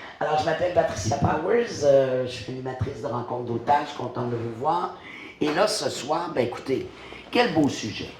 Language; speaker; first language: French; native; French